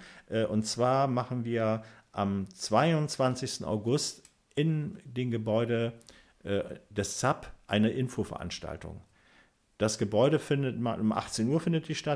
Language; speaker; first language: German; native; German